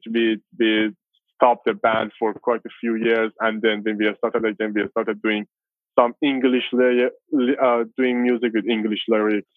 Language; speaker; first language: English; non-native, fluent; Persian